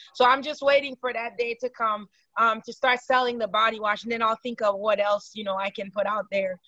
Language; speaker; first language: English; non-native, fluent; Haitian Creole